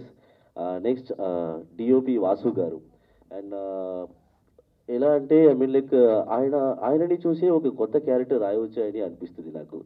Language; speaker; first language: Telugu; non-native, learner; Malayalam